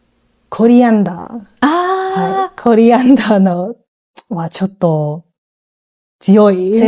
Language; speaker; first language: Japanese; non-native, learner; English